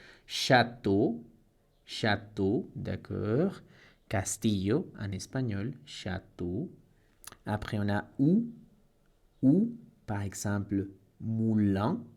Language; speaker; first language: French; non-native, fluent; Spanish